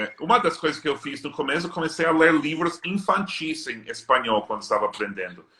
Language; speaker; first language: Portuguese; non-native, fluent; English